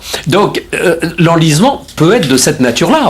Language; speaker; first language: French; native; French